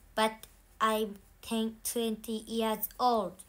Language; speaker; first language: English; non-native, learner; Japanese